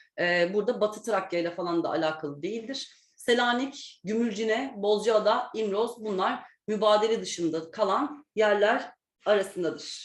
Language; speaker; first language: Turkish; native; Turkish